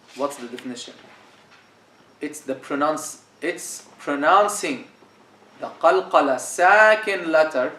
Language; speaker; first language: English; non-native, fluent; Arabic